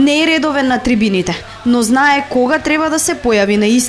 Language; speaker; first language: Macedonian; native; Macedonian